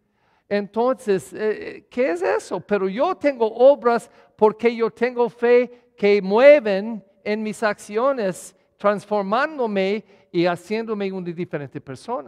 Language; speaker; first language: Spanish; non-native, fluent; English